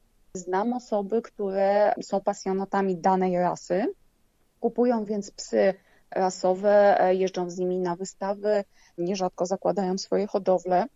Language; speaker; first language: Polish; native; Polish